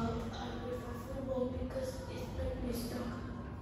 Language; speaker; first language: English; non-native, learner; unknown